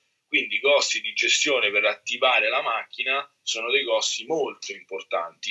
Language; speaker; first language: Italian; native; Italian